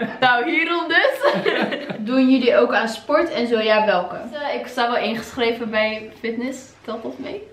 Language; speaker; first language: Dutch; early bilingual, other home language; Arabic